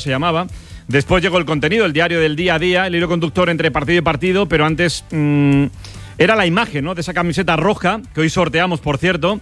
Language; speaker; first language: Spanish; native; Spanish